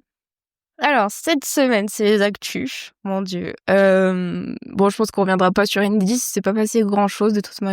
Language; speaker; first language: French; native; French